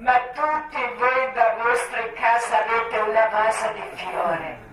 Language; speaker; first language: Italian; non-native, learner; Croatian